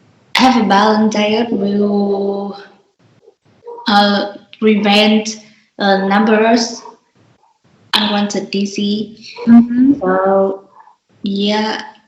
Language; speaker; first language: English; non-native, learner; Vietnamese